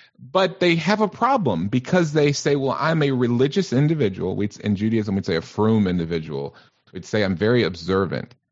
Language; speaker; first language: English; native; English